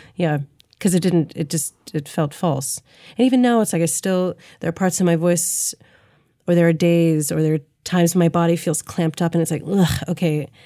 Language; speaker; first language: English; native; English